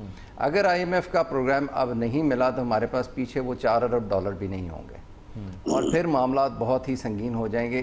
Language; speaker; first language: Urdu; native; Urdu